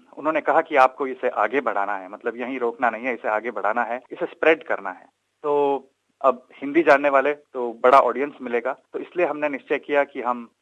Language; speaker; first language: Hindi; non-native, local second language; Kannada